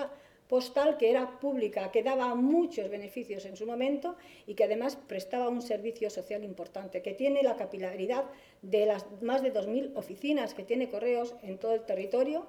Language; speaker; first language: Spanish; native; Spanish